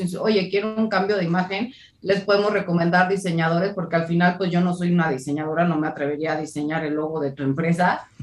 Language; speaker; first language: Spanish; native; Spanish